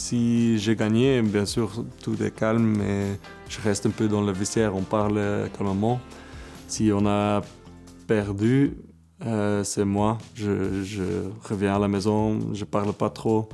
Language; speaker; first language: French; non-native, local second language; Dutch